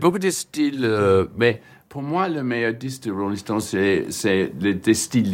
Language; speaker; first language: French; non-native, fluent; English